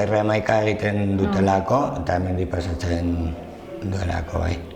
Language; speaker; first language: Basque; non-native, local second language; Spanish